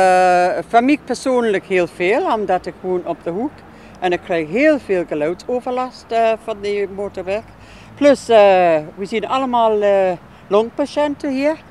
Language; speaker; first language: Dutch; non-native, learner; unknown